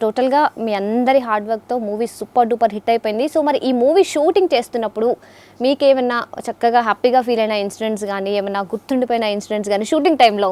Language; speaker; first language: Telugu; native; Telugu